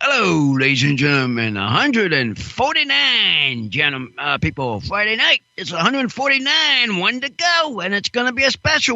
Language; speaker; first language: English; non-native, fluent; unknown